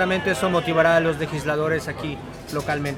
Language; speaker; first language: Spanish; native; Spanish